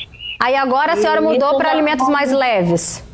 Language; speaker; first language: Portuguese; native; Portuguese